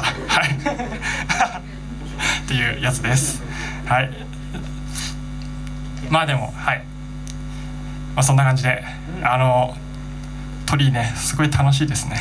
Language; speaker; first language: Japanese; native; Japanese